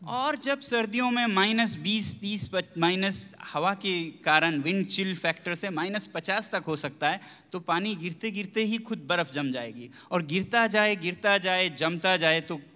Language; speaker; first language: Hindi; non-native, local second language; Ladakhi